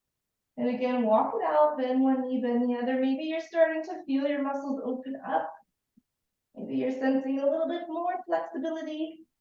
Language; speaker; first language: English; native; English